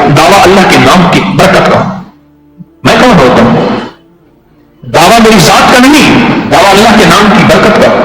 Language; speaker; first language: Urdu; non-native, local second language; Saraiki